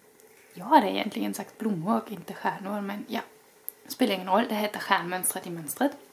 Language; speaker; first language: Swedish; non-native, fluent; German